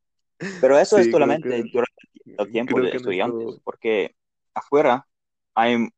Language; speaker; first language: Spanish; non-native, fluent; Dutch